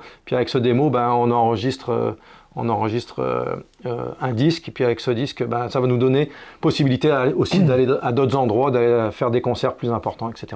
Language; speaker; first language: French; native; French